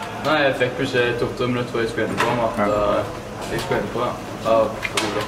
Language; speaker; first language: Norwegian; native; Norwegian